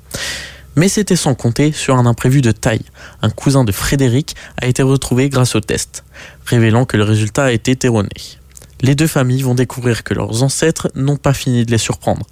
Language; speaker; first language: French; native; French